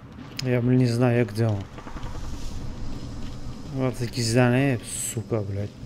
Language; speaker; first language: Russian; non-native, fluent; Azerbaijani